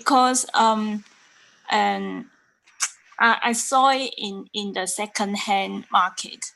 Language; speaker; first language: English; non-native, learner; Chinese